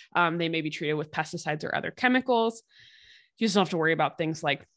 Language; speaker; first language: English; native; English